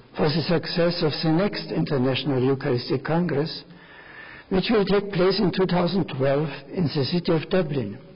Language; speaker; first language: English; non-native, fluent; German